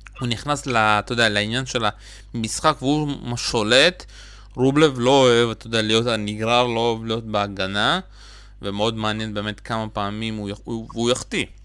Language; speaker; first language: Hebrew; early bilingual, other home language; Russian